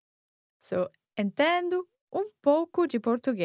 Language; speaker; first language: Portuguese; non-native, learner; English